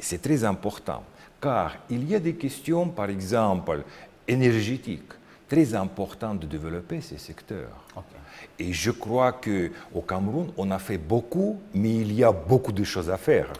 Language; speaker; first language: French; non-native, learner; Russian